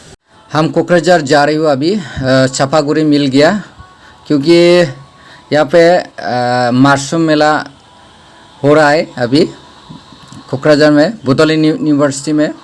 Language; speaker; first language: Hindi; non-native, local second language; Bodo